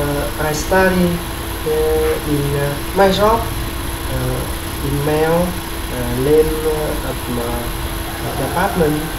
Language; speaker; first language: English; non-native, learner; Vietnamese